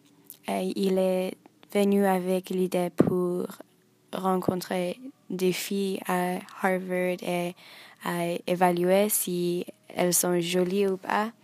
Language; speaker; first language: French; non-native, learner; English